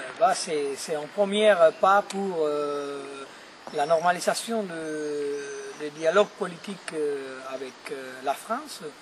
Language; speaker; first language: French; non-native, fluent; Spanish